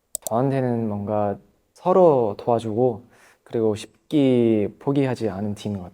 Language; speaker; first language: Korean; non-native, fluent; Thai